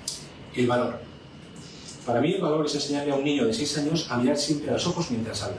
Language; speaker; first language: Spanish; native; Spanish